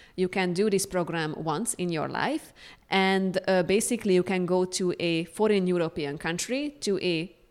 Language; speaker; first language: English; non-native, fluent; Hungarian